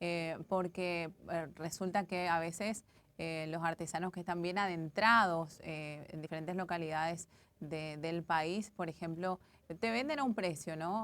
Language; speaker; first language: Spanish; native; Spanish